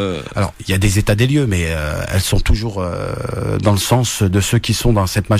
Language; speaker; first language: French; native; French